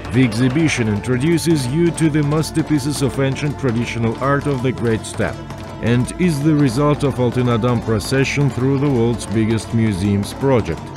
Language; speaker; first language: English; non-native, fluent; Kazakh